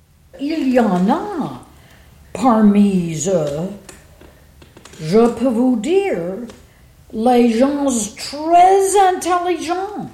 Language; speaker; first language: French; non-native, fluent; English